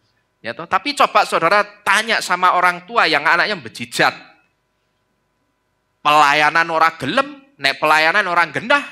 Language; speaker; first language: Indonesian; native; Indonesian